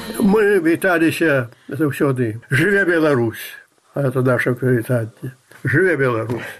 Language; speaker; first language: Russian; non-native, local second language; Belarusian